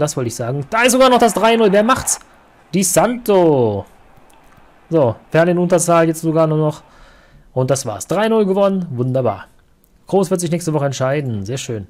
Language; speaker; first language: German; native; German